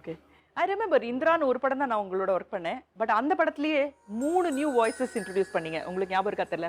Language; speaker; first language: Tamil; native; Tamil